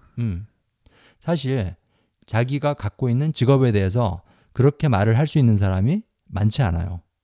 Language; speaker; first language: Korean; native; Korean